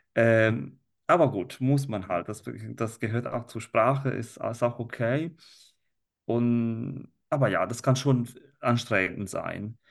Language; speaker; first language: German; non-native, fluent; Italian